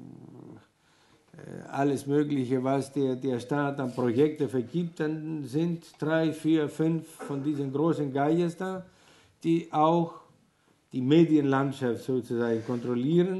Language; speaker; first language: German; non-native, fluent; Greek